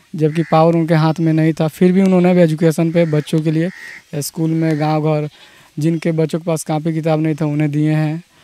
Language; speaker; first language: Hindi; native; Hindi